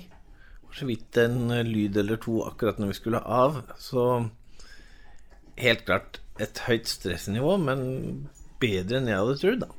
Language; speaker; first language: Norwegian; native; Norwegian